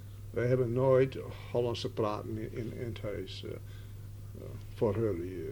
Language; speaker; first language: Dutch; early bilingual, heritage; Dutch